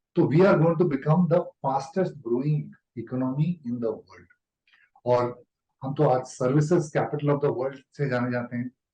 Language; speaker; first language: Hindi; native; Hindi